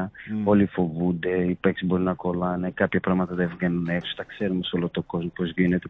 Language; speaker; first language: Greek; non-native, fluent; Portuguese